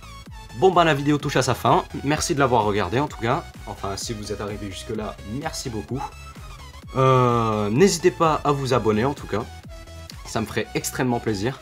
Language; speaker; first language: French; native; French